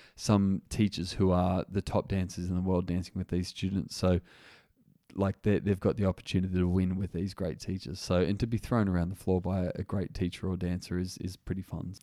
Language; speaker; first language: English; native; English